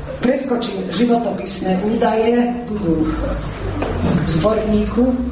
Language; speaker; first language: Slovak; early bilingual, heritage; Slovak